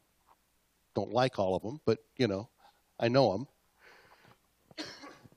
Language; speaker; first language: English; native; English